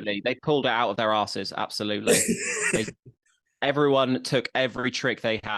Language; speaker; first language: English; native; English